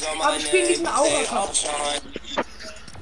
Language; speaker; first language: German; early bilingual, other home language; Turkish